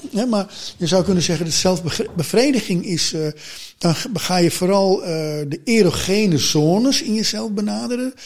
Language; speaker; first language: Dutch; native; Dutch